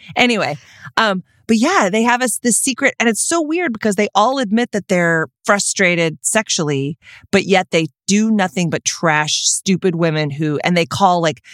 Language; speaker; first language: English; native; English